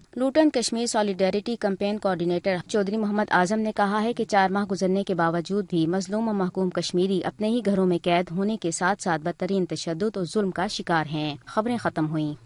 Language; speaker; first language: Urdu; native; Urdu